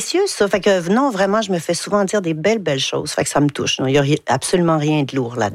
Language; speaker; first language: French; native; French